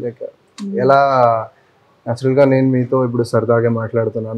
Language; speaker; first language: Telugu; non-native, fluent; Tamil